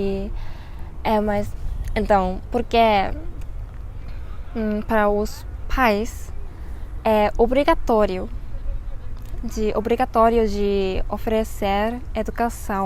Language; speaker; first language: Portuguese; non-native, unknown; Japanese